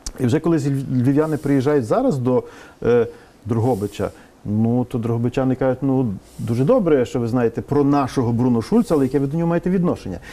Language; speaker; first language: Ukrainian; native; Ukrainian